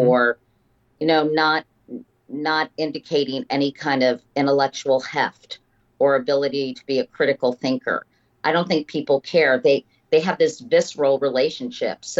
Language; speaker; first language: English; native; English